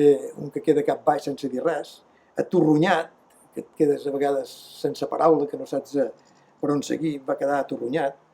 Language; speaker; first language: Catalan; native; Catalan